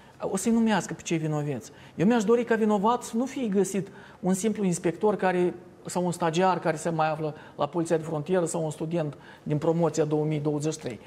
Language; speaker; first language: Romanian; native; Romanian